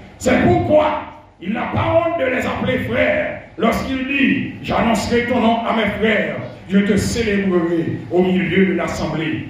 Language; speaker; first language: French; non-native, local second language; Haitian Creole